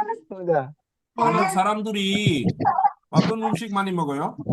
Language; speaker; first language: Korean; non-native, learner; Bangla